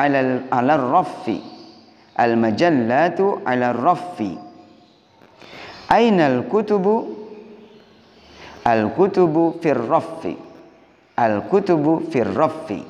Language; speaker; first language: Arabic; non-native, fluent; Indonesian